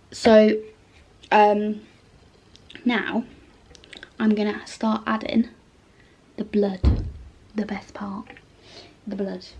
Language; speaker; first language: English; native; English